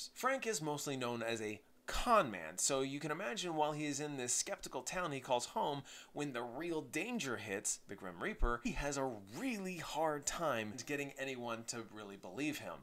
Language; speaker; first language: English; native; English